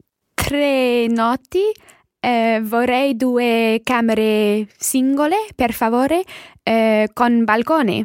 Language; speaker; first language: Italian; non-native, learner; English